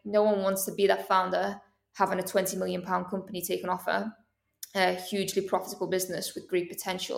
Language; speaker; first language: English; native; English